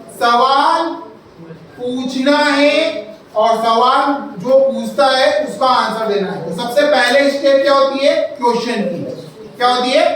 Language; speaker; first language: Hindi; native; Hindi